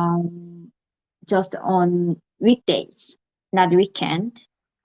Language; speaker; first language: English; non-native, learner; Korean